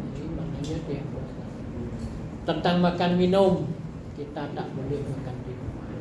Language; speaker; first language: Malay; non-native, fluent; Eastern Cham